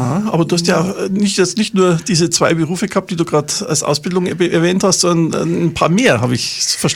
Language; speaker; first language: German; native; German